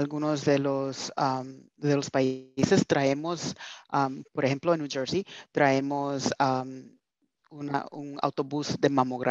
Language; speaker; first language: Spanish; early bilingual, heritage; Spanish